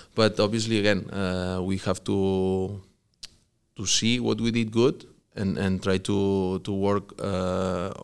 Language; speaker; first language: English; non-native, fluent; Spanish